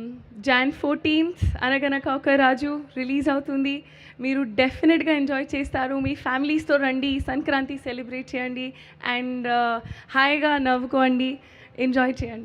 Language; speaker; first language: Telugu; non-native, learner; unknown